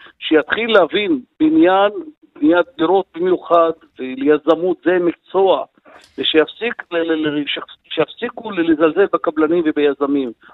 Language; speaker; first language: Hebrew; non-native, local second language; Arabic